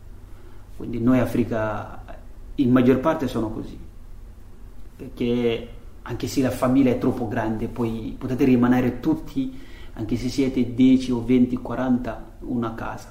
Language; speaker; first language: Italian; non-native, learner; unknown